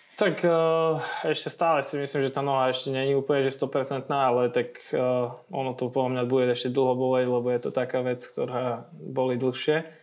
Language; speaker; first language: Slovak; native; Slovak